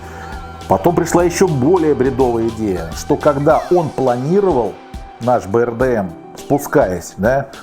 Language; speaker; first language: Russian; native; Russian